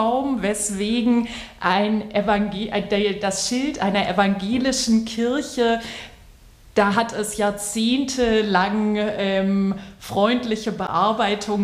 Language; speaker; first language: German; native; German